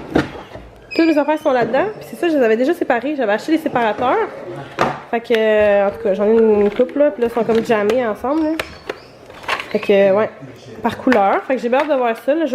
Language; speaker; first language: French; native; French